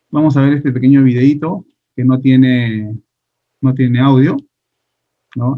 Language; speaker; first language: Spanish; native; Spanish